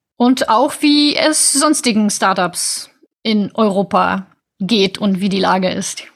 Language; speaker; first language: German; non-native, fluent; Polish